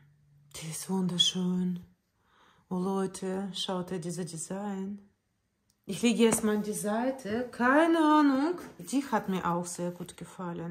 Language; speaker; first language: German; non-native, learner; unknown